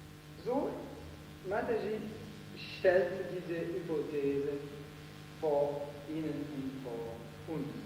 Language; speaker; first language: German; non-native, fluent; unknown